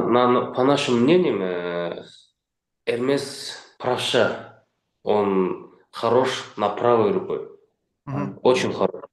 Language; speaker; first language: Russian; non-native, local second language; Kazakh